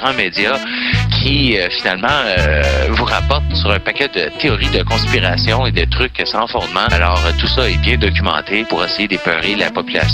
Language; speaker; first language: French; native; French